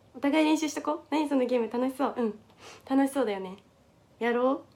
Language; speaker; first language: Japanese; native; Japanese